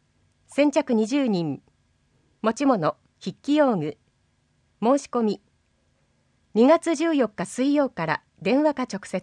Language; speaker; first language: Japanese; native; Japanese